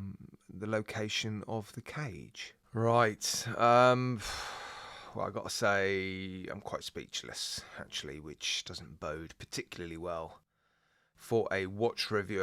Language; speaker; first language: English; native; English